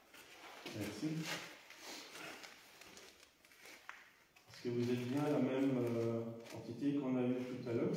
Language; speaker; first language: French; native; French